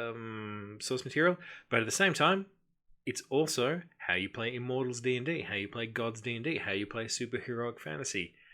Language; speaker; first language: English; native; English